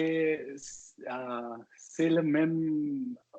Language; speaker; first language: French; non-native, learner; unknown